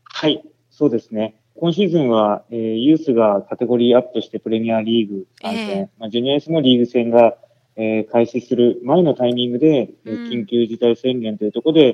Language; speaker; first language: Japanese; native; Japanese